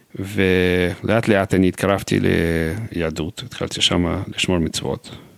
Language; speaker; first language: Hebrew; non-native, fluent; Russian